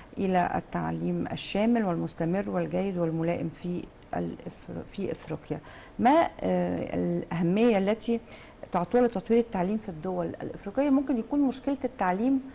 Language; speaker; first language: Arabic; native; Arabic